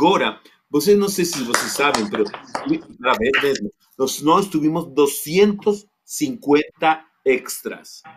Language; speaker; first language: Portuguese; non-native, fluent; Spanish